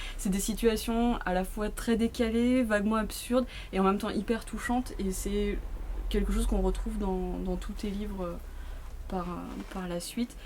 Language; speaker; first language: French; native; French